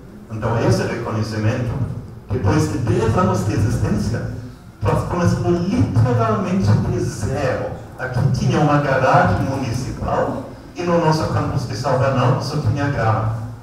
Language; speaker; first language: Portuguese; native; Portuguese